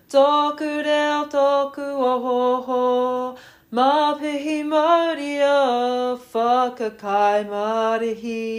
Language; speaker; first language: Māori; non-native, local second language; English